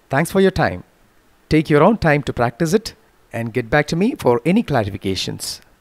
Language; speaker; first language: English; non-native, local second language; Malayalam